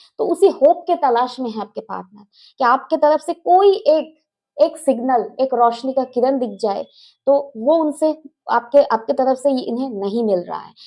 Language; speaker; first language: Hindi; non-native, local second language; Bangla